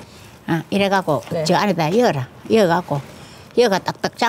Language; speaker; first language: Korean; native; Korean